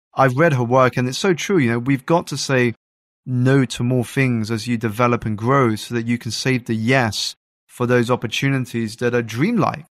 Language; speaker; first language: English; native; English